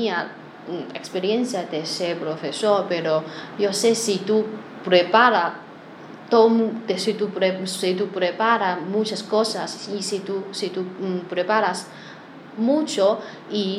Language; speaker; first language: Spanish; non-native, learner; Chinese